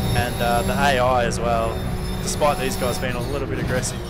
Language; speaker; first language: English; native; English